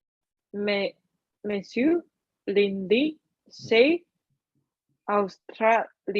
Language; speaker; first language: French; non-native, learner; Chinese